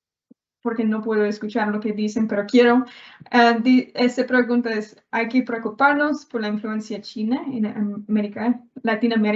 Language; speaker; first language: Spanish; non-native, learner; English